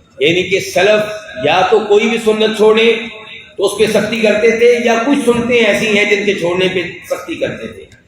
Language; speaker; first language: Urdu; non-native, local second language; Punjabi